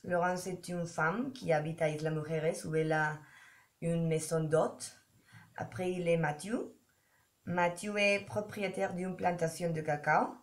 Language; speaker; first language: French; non-native, learner; Spanish